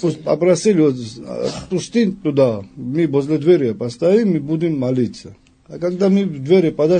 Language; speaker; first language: Russian; non-native, fluent; Georgian